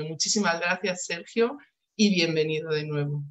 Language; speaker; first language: Spanish; native; Spanish